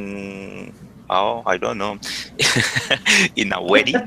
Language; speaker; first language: English; non-native, learner; Spanish